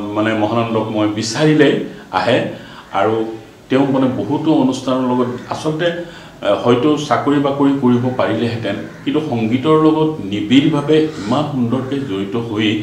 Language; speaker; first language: Assamese; native; Assamese